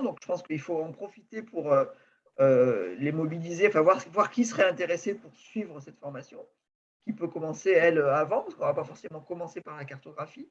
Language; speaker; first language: French; native; French